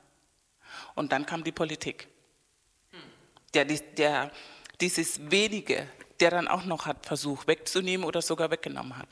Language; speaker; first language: German; non-native, fluent; Spanish